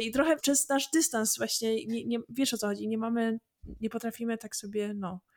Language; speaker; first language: Polish; early bilingual, heritage; English